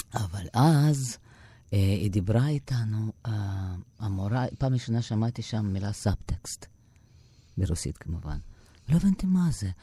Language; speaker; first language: Hebrew; non-native, fluent; Russian